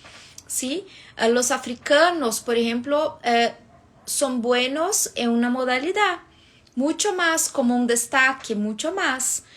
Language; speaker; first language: Spanish; non-native, fluent; Portuguese